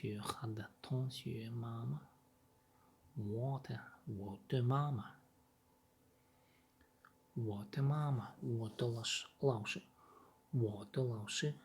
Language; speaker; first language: Chinese; non-native, learner; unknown